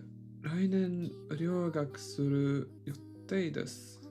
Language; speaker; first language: Japanese; non-native, learner; English